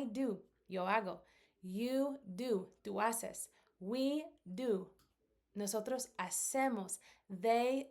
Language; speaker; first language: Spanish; non-native, fluent; English